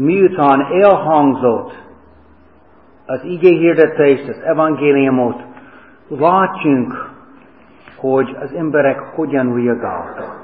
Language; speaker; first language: Hungarian; non-native, fluent; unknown